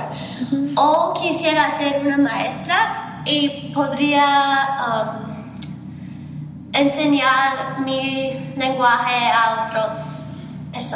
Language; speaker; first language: Spanish; non-native, learner; English